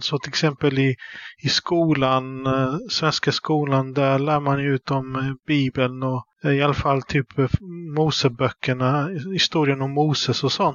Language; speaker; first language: Swedish; early bilingual, other home language; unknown